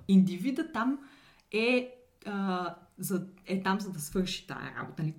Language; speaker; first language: Bulgarian; native; Bulgarian